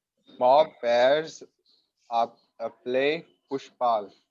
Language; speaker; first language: French; non-native, learner; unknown